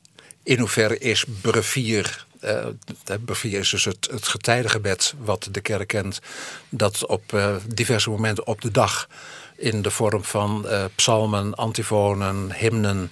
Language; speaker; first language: Dutch; native; Dutch